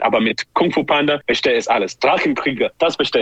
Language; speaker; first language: German; non-native, learner; English